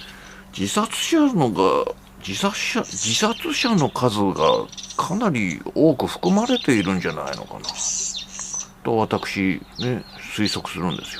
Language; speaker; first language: Japanese; native; Japanese